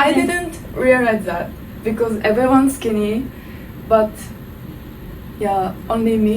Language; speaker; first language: English; non-native, learner; Japanese